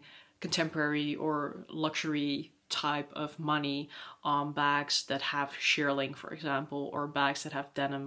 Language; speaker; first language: English; non-native, fluent; Dutch